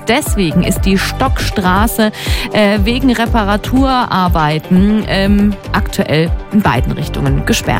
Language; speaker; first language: German; native; German